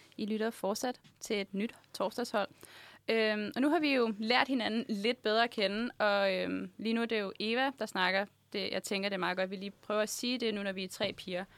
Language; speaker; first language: Danish; native; Danish